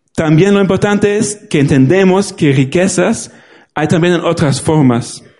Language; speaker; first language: Spanish; non-native, fluent; German